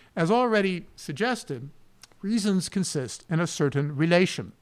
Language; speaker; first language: English; native; English